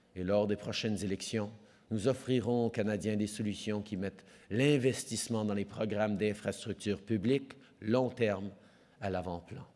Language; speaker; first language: French; early bilingual, heritage; French